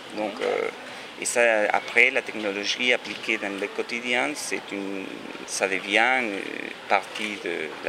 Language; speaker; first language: French; non-native, fluent; Spanish